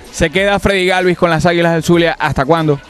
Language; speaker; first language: Spanish; native; Spanish